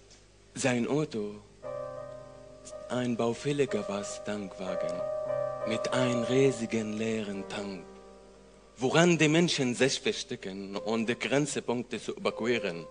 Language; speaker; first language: German; non-native, learner; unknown